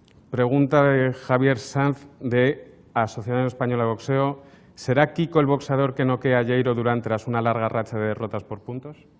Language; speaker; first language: Spanish; native; Spanish